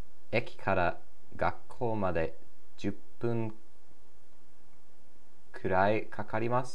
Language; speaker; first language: Japanese; non-native, learner; English